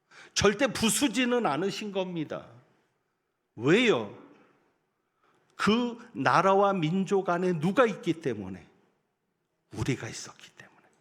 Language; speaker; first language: Korean; native; Korean